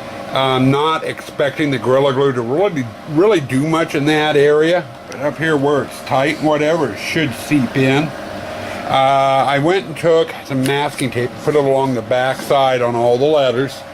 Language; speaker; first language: English; native; English